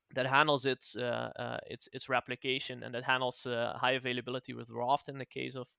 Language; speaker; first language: English; non-native, fluent; Dutch